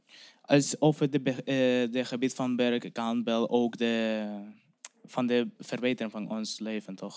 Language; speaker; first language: Dutch; non-native, learner; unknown